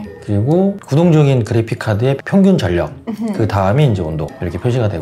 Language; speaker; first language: Korean; native; Korean